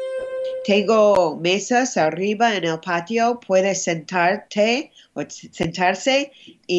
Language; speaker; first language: Spanish; non-native, fluent; English